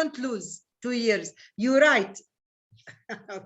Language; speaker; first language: English; non-native, learner; Arabic